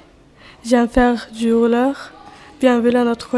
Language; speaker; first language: French; early bilingual, other home language; Turkish